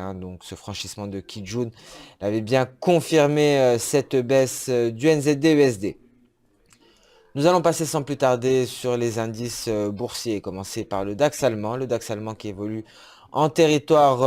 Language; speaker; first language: French; native; French